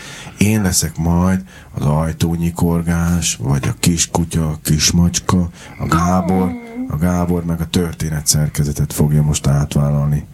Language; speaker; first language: Hungarian; native; Hungarian